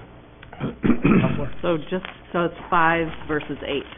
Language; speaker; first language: English; native; English